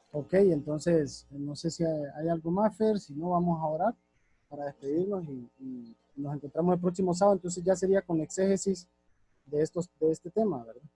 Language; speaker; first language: Spanish; native; Spanish